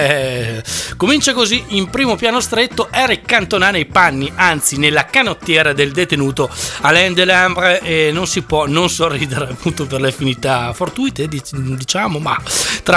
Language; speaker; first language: Italian; native; Italian